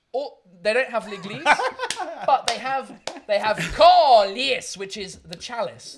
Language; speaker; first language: English; native; English